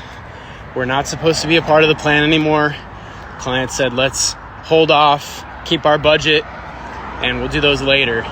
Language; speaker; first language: English; native; English